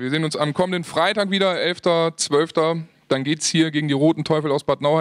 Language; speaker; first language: German; native; German